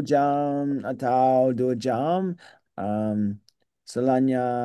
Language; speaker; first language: Indonesian; non-native, learner; English